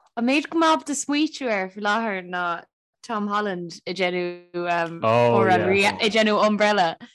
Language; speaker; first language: Irish; native; Irish